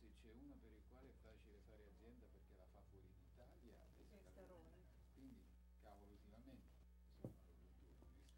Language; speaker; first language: Italian; native; Italian